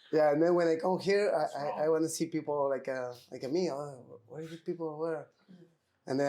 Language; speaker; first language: English; non-native, learner; Spanish